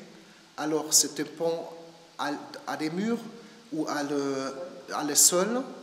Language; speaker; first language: French; non-native, learner; German